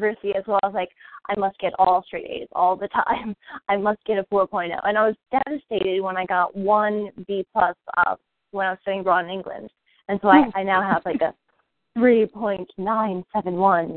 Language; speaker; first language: English; native; English